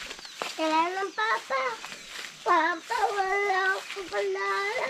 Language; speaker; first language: Filipino; non-native, local second language; Iloko